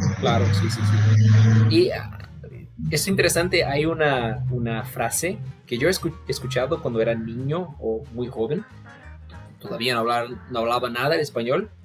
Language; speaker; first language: Spanish; non-native, fluent; Portuguese